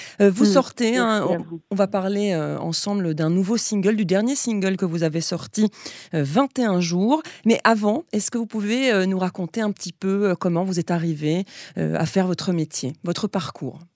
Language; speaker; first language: French; native; French